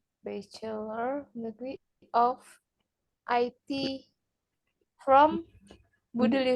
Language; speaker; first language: English; non-native, learner; Indonesian